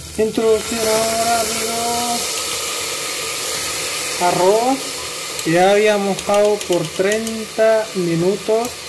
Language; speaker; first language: Spanish; non-native, fluent; Hindi